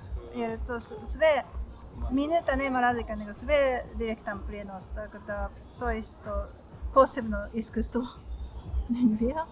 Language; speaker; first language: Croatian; non-native, learner; Japanese